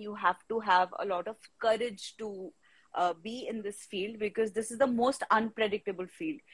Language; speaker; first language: English; non-native, local second language; Marathi